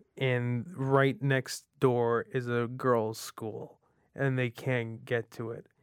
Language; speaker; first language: English; early bilingual, other home language; Arabic